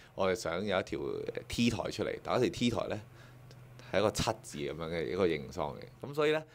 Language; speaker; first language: Cantonese; native; Cantonese